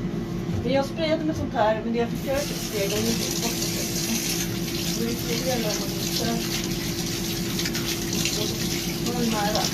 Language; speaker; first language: Swedish; native; Swedish